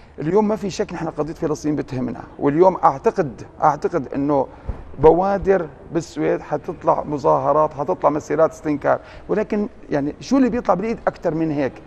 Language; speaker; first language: Arabic; native; Arabic